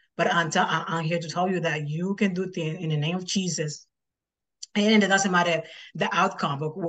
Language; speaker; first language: English; non-native, fluent; Spanish